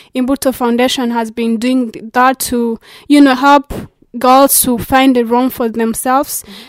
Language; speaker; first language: English; non-native, local second language; Kinyarwanda